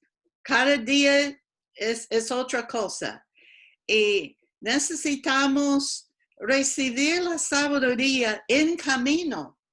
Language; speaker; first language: Spanish; non-native, fluent; English